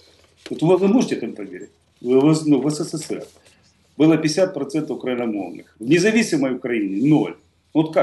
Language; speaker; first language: Russian; native; Russian